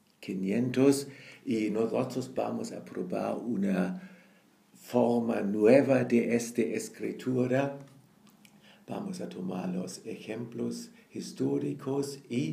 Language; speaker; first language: Spanish; non-native, learner; German